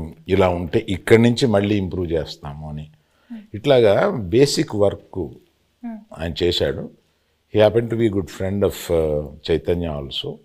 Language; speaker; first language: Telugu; native; Telugu